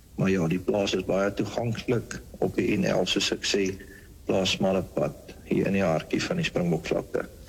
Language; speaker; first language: Afrikaans; native; Afrikaans